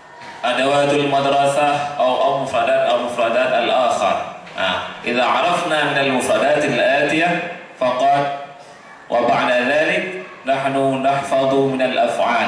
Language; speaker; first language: Arabic; non-native, fluent; Indonesian